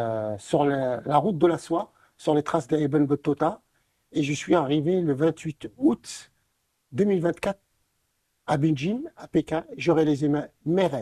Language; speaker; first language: French; non-native, local second language; Arabic